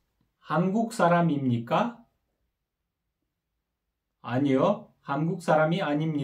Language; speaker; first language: Korean; non-native, learner; Kyrgyz